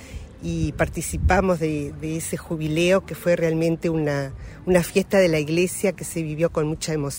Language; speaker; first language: Spanish; native; Spanish